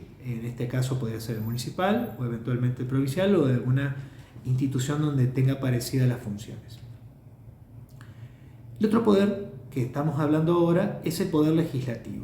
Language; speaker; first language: Spanish; native; Spanish